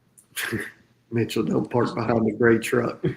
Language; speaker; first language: English; native; English